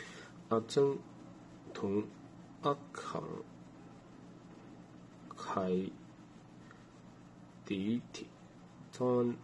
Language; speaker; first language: Cantonese; non-native, learner; Chinese